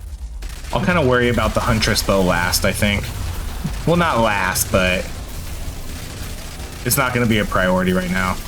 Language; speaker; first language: English; native; English